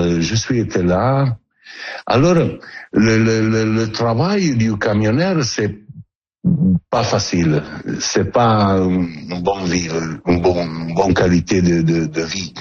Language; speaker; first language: French; non-native, learner; Italian